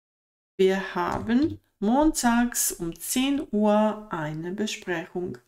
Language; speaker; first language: German; non-native, fluent; Bosnian